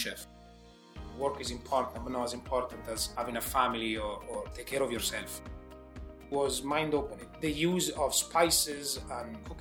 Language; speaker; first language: English; non-native, fluent; Italian